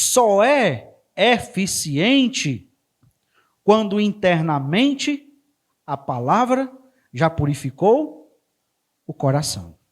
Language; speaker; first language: Portuguese; native; Portuguese